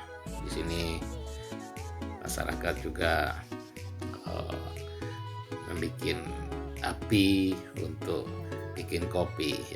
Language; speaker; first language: Indonesian; non-native, local second language; Minangkabau